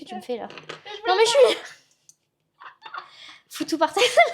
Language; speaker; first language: French; native; French